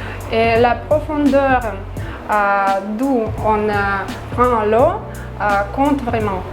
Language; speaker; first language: French; non-native, fluent; Russian